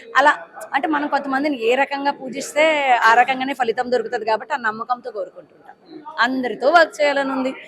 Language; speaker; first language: Telugu; native; Telugu